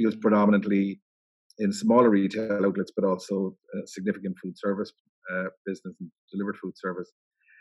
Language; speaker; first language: English; native; English